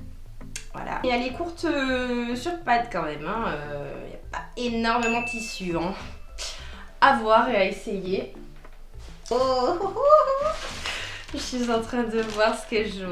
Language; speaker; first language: French; native; French